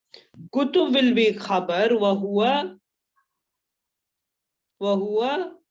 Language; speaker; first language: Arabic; non-native, fluent; Urdu